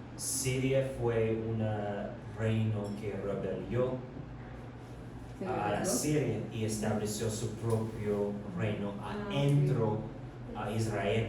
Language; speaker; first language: Spanish; non-native, learner; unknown